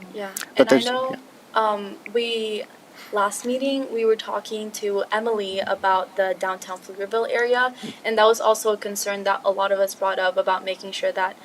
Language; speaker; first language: English; early bilingual, other home language; Spanish